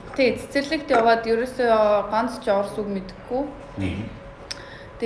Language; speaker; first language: Mongolian; early bilingual, heritage; Mongolian